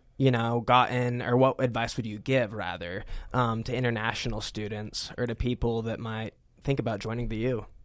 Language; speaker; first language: English; native; English